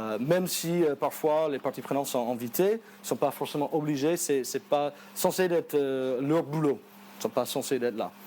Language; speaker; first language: French; non-native, fluent; English